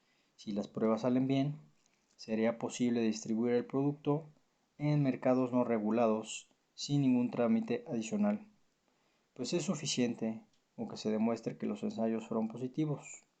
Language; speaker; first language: Spanish; native; Spanish